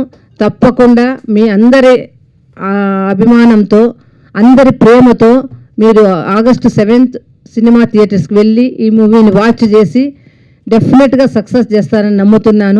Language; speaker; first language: Telugu; native; Telugu